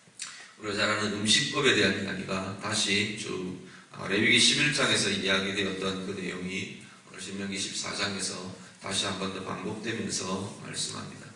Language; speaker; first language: Korean; native; Korean